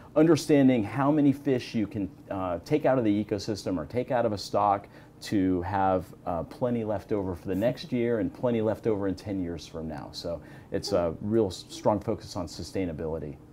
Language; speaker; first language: English; native; English